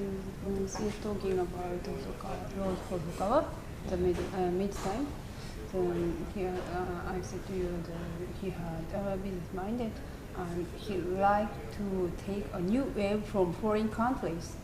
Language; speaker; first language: English; non-native, learner; Japanese